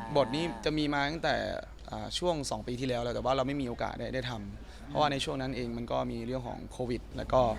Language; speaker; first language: Thai; native; Thai